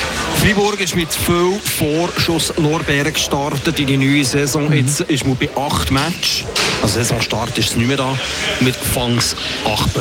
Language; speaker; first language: German; native; German